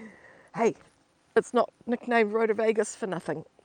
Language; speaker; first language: English; native; English